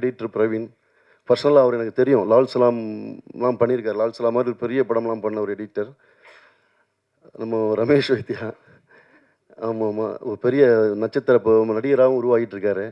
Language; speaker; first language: Tamil; native; Tamil